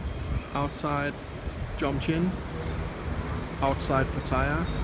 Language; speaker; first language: English; non-native, fluent; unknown